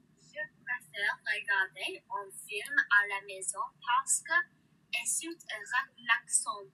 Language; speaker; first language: French; non-native, learner; English